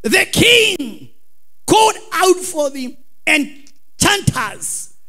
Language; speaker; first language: English; non-native, local second language; Swahili